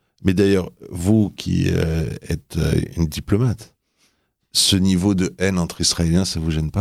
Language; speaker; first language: French; native; French